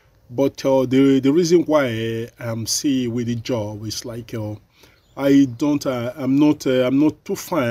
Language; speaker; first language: English; non-native, learner; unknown